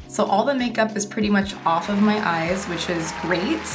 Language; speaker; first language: English; native; English